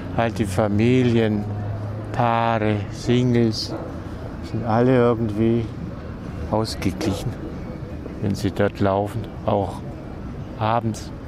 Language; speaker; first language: German; native; German